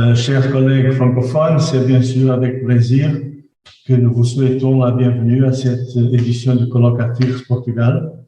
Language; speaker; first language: French; non-native, fluent; Portuguese